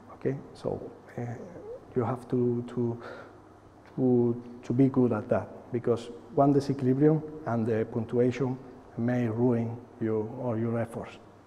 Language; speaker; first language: English; non-native, fluent; Spanish